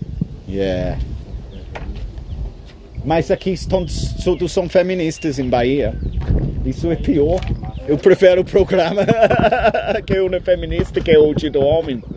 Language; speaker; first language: Portuguese; non-native, fluent; English